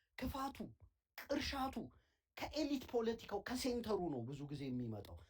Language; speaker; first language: Amharic; native; Amharic